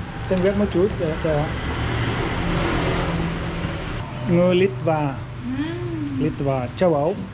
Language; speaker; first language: Vietnamese; non-native, learner; Lithuanian